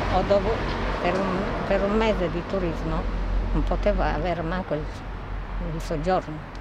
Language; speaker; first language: Italian; non-native, fluent; Tigrinya